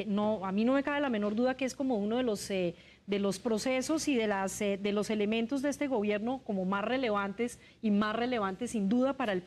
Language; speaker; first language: Spanish; native; Spanish